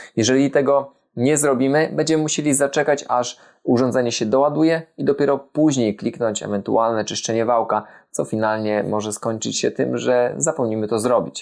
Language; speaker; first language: Polish; native; Polish